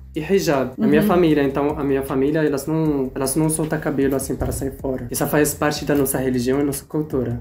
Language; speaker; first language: Portuguese; non-native, fluent; Arabic